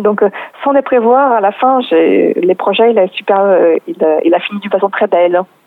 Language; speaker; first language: French; non-native, fluent; Portuguese